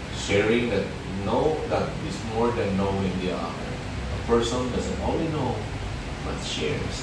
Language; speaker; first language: English; non-native, local second language; Filipino